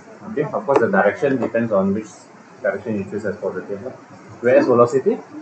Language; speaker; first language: English; non-native, local second language; Malay